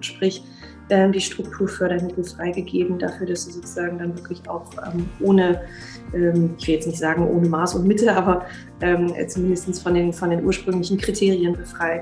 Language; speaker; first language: German; native; German